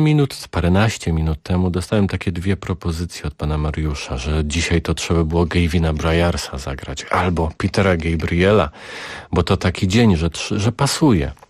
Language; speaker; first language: Polish; native; Polish